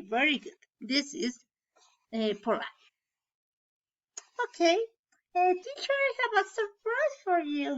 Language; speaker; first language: English; non-native, learner; Spanish